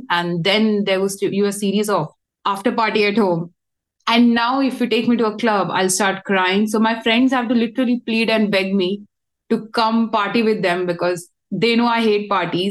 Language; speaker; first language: English; non-native, local second language; Hindi